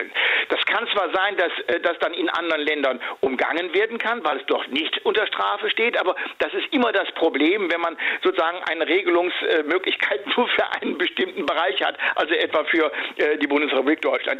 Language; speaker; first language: German; native; German